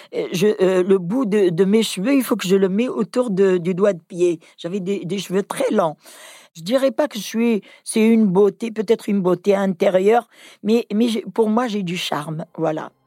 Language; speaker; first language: French; non-native, local second language; Kabyle